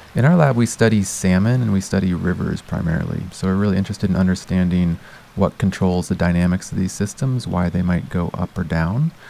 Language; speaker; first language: English; native; English